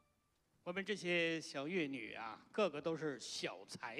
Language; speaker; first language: Chinese; native; Chinese